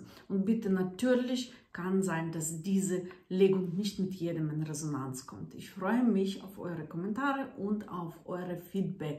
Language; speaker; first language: German; non-native, fluent; Russian